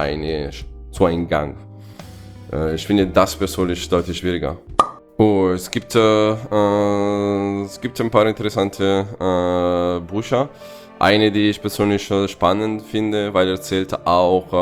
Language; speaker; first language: German; non-native, fluent; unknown